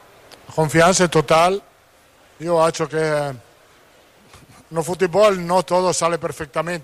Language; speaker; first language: Portuguese; non-native, learner; Italian